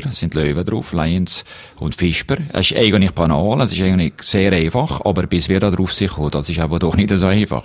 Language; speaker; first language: German; native; German